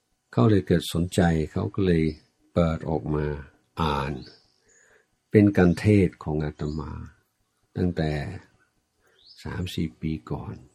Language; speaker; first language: Thai; non-native, fluent; English